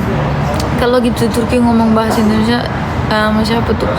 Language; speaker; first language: Indonesian; non-native, learner; Turkish